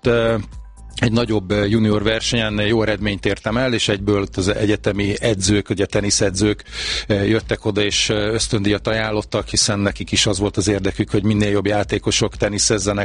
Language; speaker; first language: Hungarian; native; Hungarian